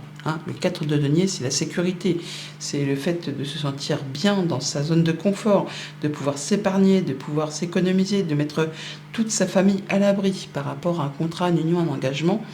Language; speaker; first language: French; native; French